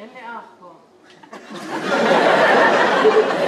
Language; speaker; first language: Hebrew; non-native, local second language; Arabic